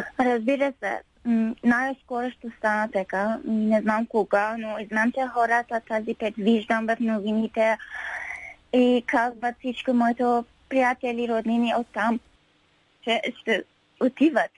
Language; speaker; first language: Bulgarian; non-native, learner; Persian